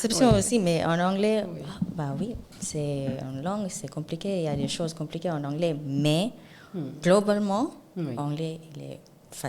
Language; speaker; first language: French; non-native, learner; Zulu